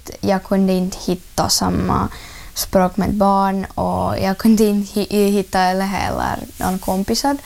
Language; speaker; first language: Swedish; non-native, learner; Russian